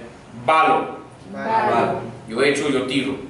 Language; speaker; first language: Spanish; non-native, fluent; English